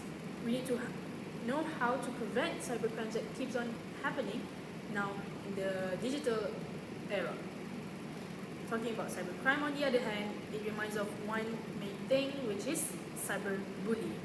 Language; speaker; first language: English; non-native, local second language; Malay